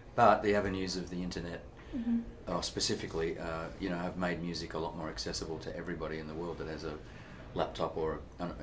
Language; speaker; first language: English; native; English